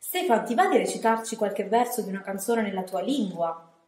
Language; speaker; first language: Italian; native; Italian